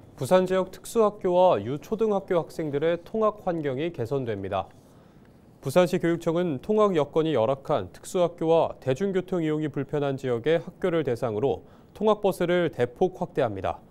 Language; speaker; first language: Korean; native; Korean